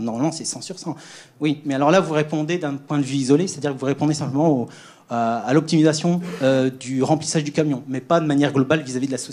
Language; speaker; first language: French; native; French